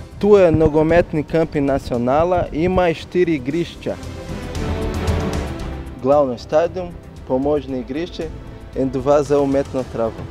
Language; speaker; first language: Slovenian; non-native, learner; Portuguese